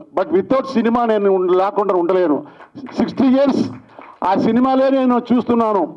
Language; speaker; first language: Telugu; native; Telugu